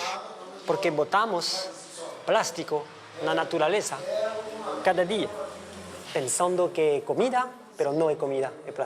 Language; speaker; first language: Spanish; non-native, learner; French